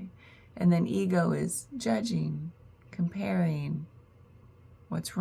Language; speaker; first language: English; native; English